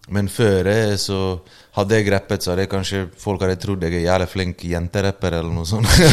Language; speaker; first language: Norwegian; early bilingual, other home language; Bosnian